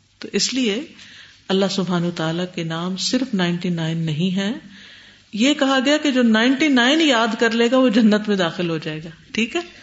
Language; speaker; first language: Urdu; native; Urdu